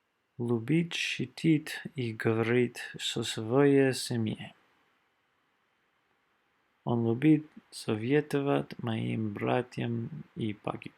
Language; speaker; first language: Russian; non-native, learner; English